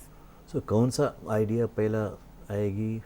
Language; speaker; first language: Hindi; non-native, local second language; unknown